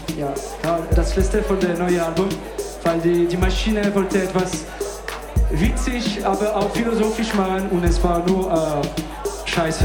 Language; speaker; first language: German; non-native, local second language; French